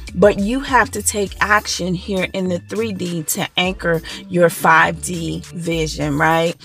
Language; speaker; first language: English; native; English